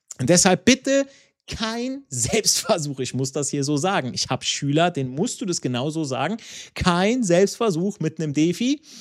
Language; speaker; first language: German; non-native, fluent; Italian